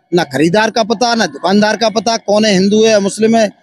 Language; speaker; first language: Hindi; native; Hindi